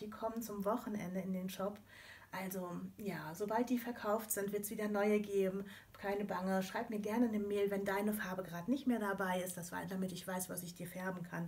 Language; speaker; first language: German; native; German